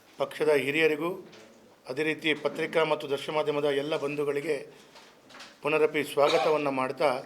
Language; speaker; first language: Kannada; non-native, local second language; Konkani